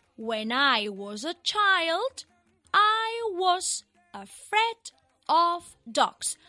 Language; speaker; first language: English; non-native, fluent; Catalan